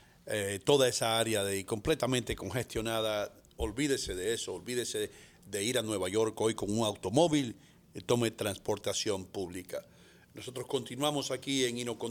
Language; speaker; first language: Spanish; native; Spanish